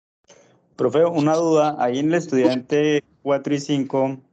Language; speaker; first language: Spanish; native; Spanish